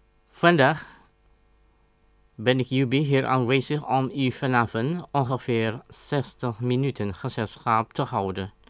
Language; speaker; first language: Dutch; non-native, learner; Indonesian